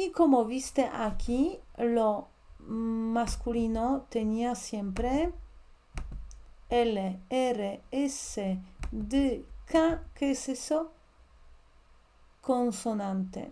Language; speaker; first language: Spanish; non-native, fluent; Polish